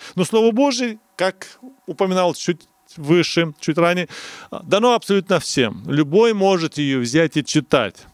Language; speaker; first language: Russian; non-native, local second language; Romanian